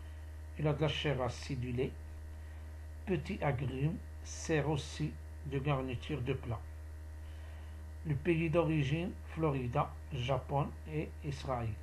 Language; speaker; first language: French; non-native, local second language; Arabic